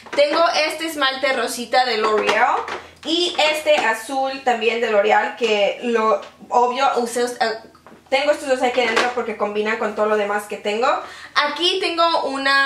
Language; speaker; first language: Spanish; early bilingual, heritage; Spanish